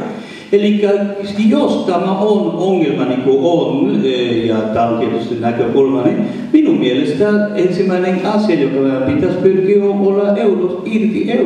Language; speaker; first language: Finnish; non-native, fluent; Spanish